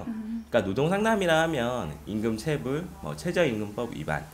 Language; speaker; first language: Korean; native; Korean